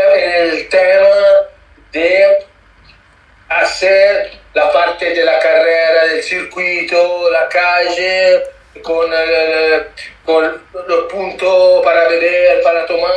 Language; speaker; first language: Spanish; non-native, learner; Italian